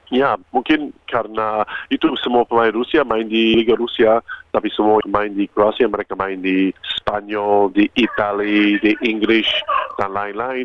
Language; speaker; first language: Indonesian; non-native, fluent; Croatian